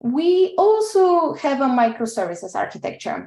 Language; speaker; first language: English; non-native, fluent; Bulgarian